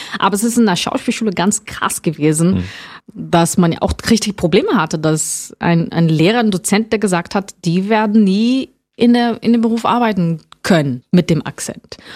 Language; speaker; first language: German; non-native, fluent; Portuguese